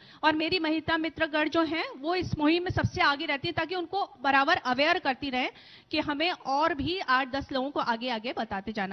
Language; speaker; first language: Hindi; native; Hindi